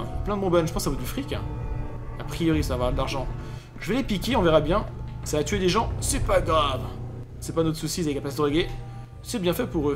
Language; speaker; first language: French; native; French